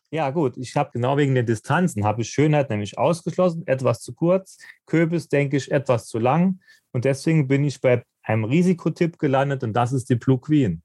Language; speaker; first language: German; native; German